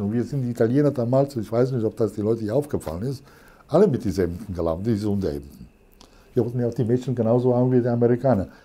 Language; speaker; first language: German; non-native, fluent; Italian